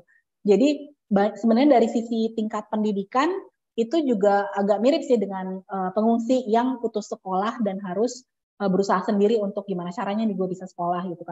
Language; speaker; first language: Indonesian; native; Indonesian